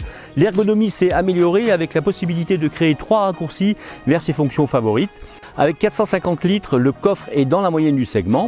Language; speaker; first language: French; native; French